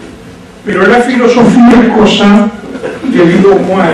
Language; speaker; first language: Spanish; native; Spanish